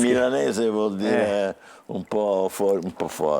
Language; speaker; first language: Italian; native; Italian